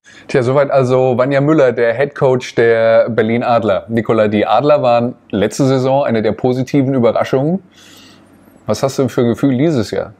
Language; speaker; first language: German; native; German